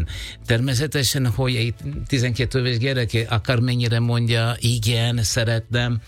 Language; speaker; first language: Hungarian; non-native, learner; Italian